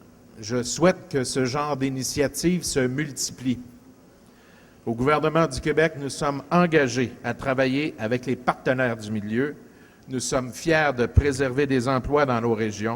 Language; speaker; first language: French; native; French